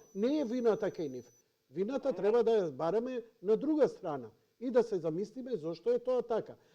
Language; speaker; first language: Macedonian; native; Macedonian